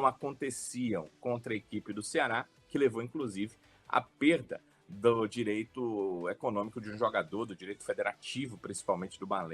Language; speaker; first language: Portuguese; native; Portuguese